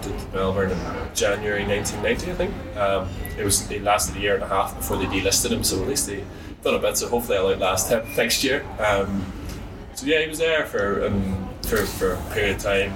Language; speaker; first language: English; native; English